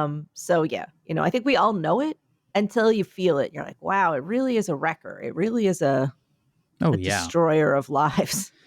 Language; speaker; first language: English; native; English